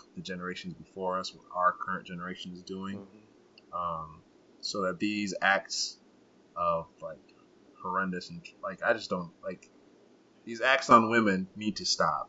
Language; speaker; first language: English; non-native, local second language; Kinyarwanda